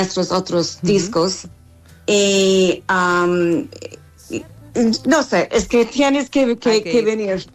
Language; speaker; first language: Spanish; non-native, fluent; English